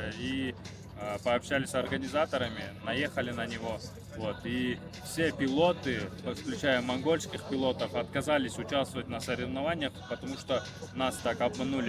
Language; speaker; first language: Russian; native; Russian